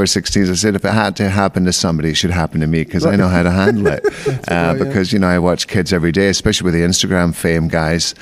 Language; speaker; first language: English; native; English